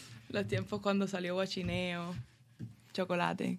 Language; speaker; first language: Spanish; early bilingual, heritage; Spanish